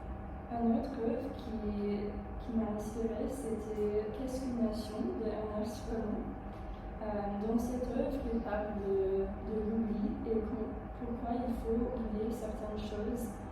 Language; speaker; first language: French; non-native, fluent; English